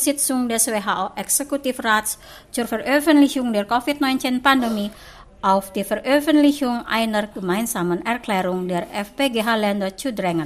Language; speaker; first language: German; non-native, fluent; Indonesian